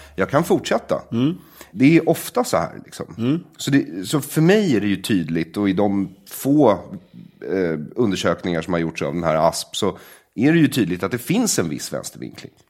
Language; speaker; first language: Swedish; native; Swedish